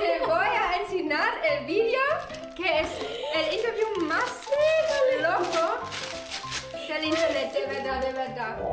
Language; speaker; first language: Spanish; non-native, fluent; German